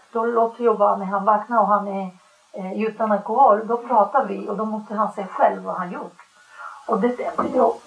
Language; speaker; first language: Swedish; non-native, fluent; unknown